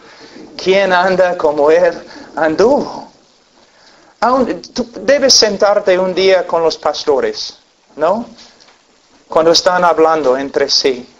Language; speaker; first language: Spanish; non-native, fluent; English